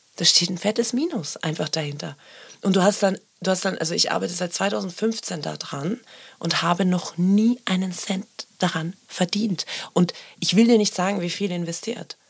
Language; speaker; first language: German; early bilingual, other home language; Persian